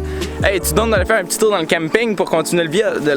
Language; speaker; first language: French; native; French